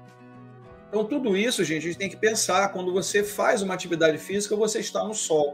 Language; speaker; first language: Portuguese; native; Portuguese